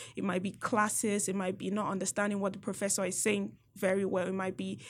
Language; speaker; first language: English; non-native, local second language; Yoruba